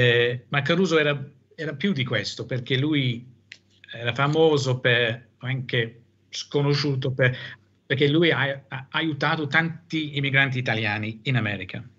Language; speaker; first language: Italian; non-native, fluent; English